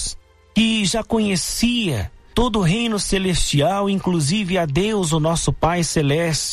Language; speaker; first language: Portuguese; native; Portuguese